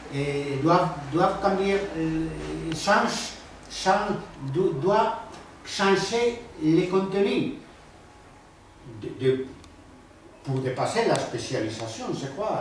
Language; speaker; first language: French; non-native, fluent; Spanish